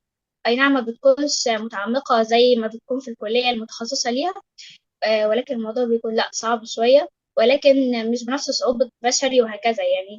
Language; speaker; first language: Arabic; native; Arabic